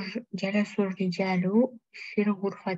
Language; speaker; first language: Arabic; non-native, learner; Uzbek